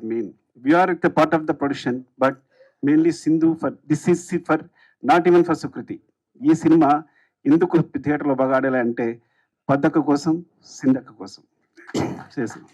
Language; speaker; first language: Telugu; native; Telugu